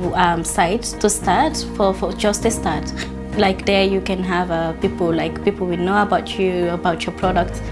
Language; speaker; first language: English; non-native, fluent; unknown